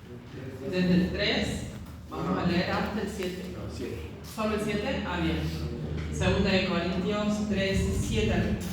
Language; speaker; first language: Spanish; native; Spanish